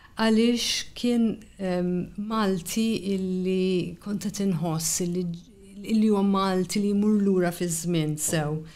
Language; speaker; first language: Maltese; native; Maltese